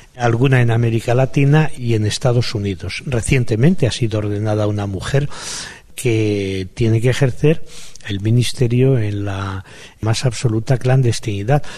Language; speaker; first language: Spanish; native; Spanish